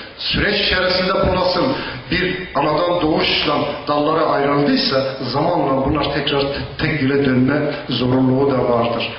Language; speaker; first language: Turkish; non-native, local second language; Zaza